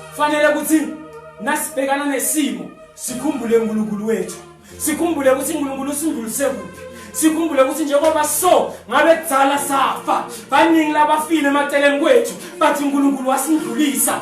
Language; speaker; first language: Zulu; non-native, local second language; Swati